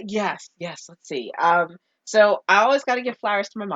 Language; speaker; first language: English; native; English